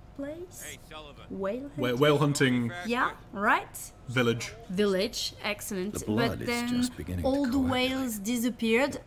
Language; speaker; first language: English; non-native, fluent; French